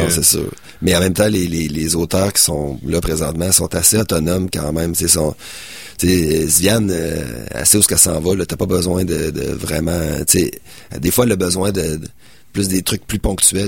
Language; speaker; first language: French; native; French